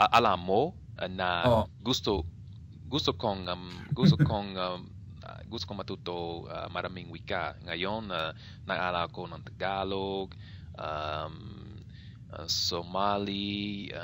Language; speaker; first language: Filipino; non-native, learner; English